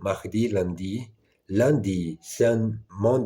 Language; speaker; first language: French; non-native, learner; Portuguese